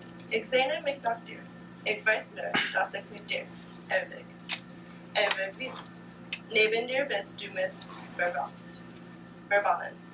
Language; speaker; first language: German; non-native, learner; English